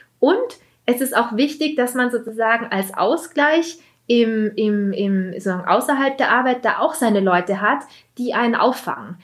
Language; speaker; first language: German; early bilingual, other home language; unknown